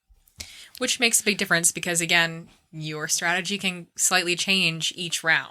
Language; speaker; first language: English; native; English